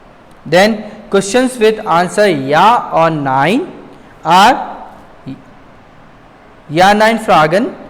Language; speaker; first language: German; non-native, fluent; Hindi